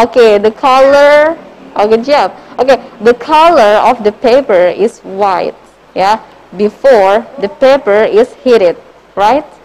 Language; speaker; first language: English; non-native, learner; Indonesian